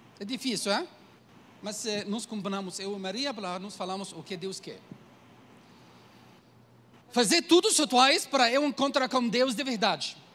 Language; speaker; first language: Portuguese; non-native, learner; Arabic